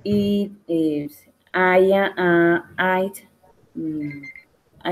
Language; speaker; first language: English; non-native, learner; Spanish